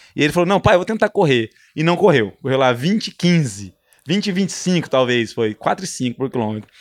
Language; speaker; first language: Portuguese; native; Portuguese